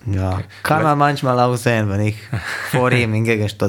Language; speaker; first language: German; non-native, fluent; Slovenian